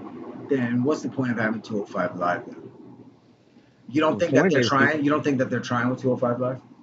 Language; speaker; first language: English; native; English